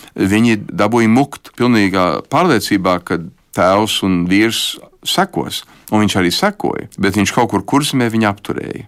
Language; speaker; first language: Latvian; early bilingual, heritage; Latvian